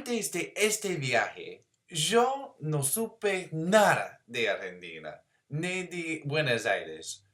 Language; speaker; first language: Spanish; non-native, learner; English